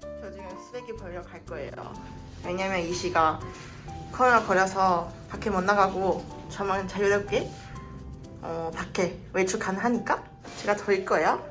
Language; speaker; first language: Korean; non-native, fluent; Chinese